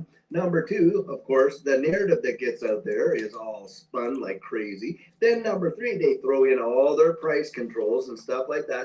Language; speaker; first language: English; native; English